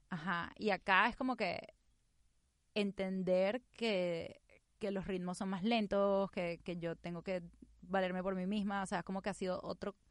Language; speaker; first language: Spanish; native; Spanish